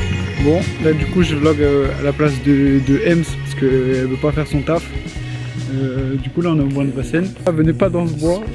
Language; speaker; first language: French; native; French